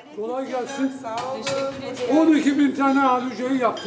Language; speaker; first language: Turkish; native; Turkish